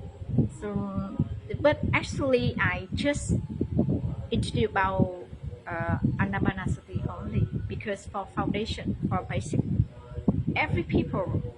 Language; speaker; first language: English; non-native, learner; Vietnamese